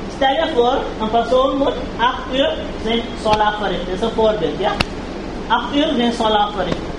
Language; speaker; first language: Dutch; early bilingual, heritage; Urdu